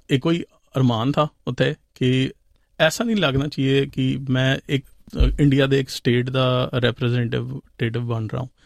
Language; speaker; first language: Punjabi; non-native, local second language; Hindi